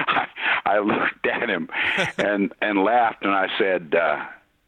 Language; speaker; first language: English; native; English